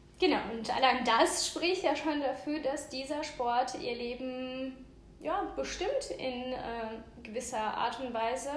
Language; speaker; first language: German; non-native, fluent; Russian